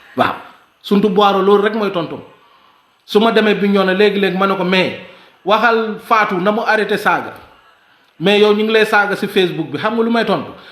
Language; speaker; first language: Wolof; non-native, local second language; Mandingo